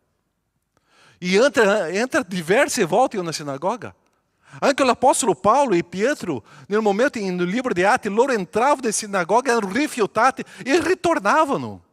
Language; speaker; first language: Italian; non-native, fluent; Portuguese